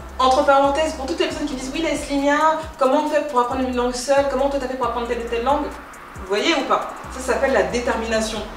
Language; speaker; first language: French; native; French